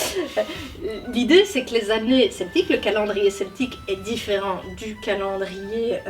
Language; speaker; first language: French; native; French